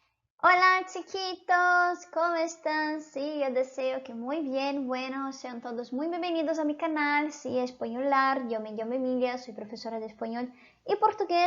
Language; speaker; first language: Spanish; non-native, fluent; Portuguese